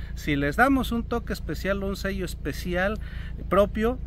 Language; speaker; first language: Spanish; non-native, local second language; Mixtepec Mixtec